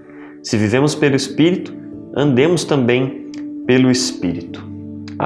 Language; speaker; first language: Portuguese; native; Portuguese